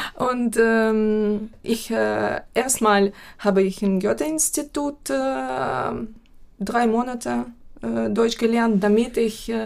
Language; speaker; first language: German; non-native, fluent; Ukrainian